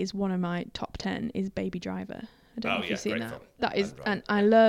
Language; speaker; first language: English; native; English